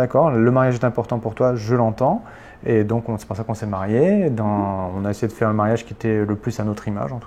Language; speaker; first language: French; native; French